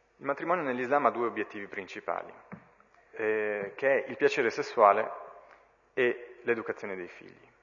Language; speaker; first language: Italian; early bilingual, other home language; Arabic